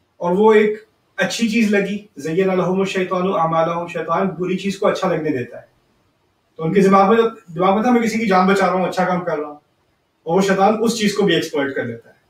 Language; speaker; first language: Urdu; early bilingual, heritage; Urdu